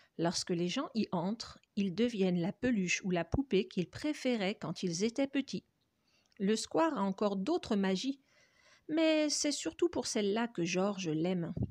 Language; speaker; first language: French; native; French